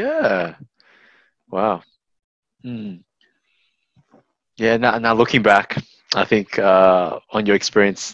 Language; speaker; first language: English; native; English